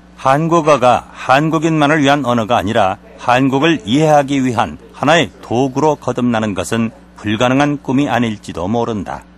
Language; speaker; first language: Korean; native; Korean